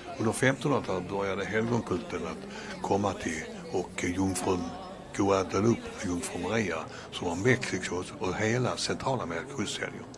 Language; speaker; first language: Swedish; native; Swedish